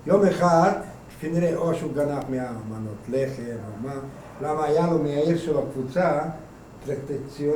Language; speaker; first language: Hebrew; non-native, fluent; Hungarian